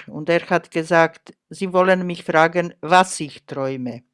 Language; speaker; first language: German; non-native, fluent; Croatian